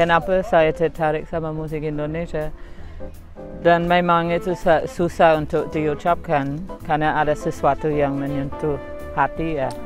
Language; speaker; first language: Indonesian; non-native, fluent; English